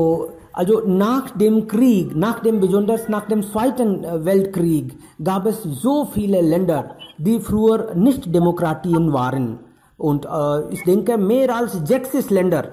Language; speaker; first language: German; non-native, fluent; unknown